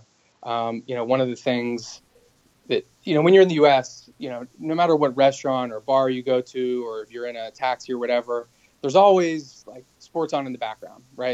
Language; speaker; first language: English; native; English